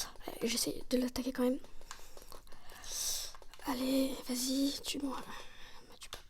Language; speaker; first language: French; native; French